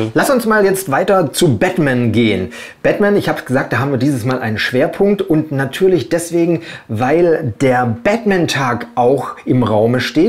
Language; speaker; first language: German; native; German